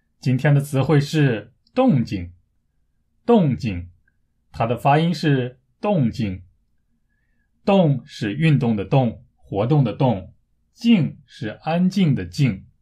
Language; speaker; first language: Chinese; native; Chinese